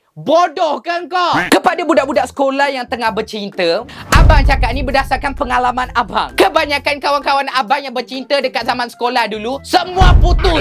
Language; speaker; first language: Malay; native; Malay